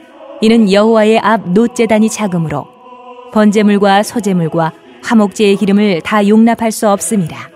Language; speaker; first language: Korean; native; Korean